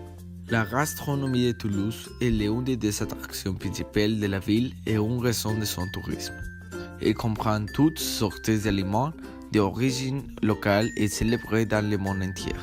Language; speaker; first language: French; non-native, learner; Spanish